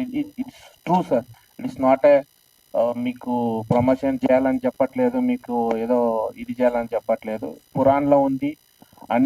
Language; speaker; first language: Telugu; non-native, local second language; Hindi